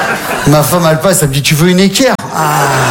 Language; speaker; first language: French; native; French